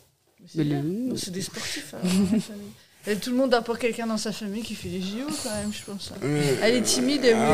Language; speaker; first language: French; native; French